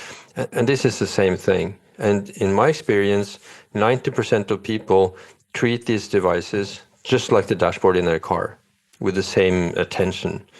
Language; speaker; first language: English; non-native, fluent; Norwegian